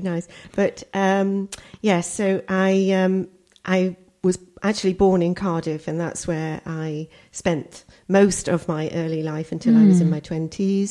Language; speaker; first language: English; native; English